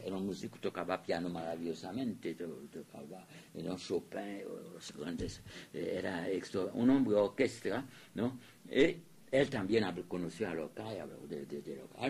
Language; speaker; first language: Spanish; non-native, fluent; French